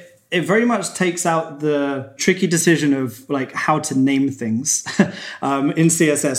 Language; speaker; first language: English; native; English